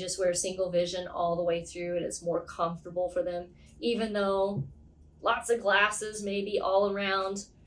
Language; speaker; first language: English; native; English